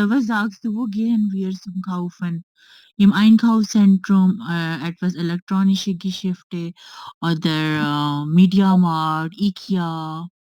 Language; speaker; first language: German; non-native, learner; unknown